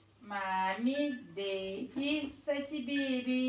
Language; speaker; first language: Russian; native; Russian